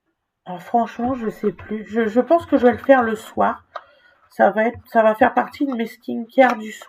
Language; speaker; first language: French; native; French